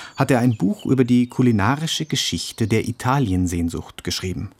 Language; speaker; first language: German; native; German